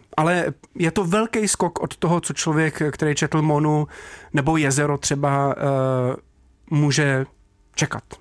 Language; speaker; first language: Czech; native; Czech